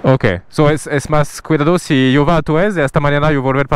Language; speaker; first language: Spanish; non-native, learner; French